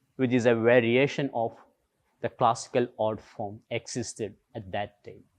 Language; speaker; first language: English; non-native, local second language; Malayalam